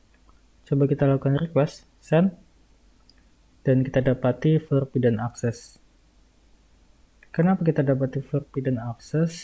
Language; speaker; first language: Indonesian; native; Indonesian